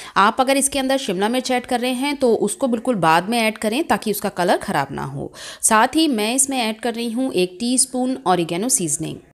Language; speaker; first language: Hindi; native; Hindi